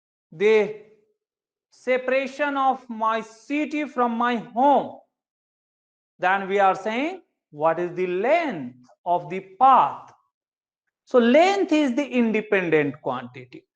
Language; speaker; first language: English; non-native, local second language; Hindi